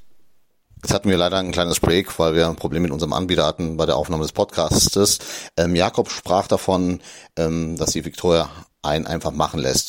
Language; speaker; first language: German; native; German